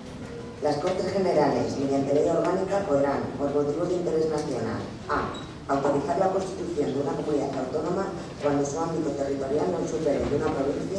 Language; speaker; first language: Spanish; native; Spanish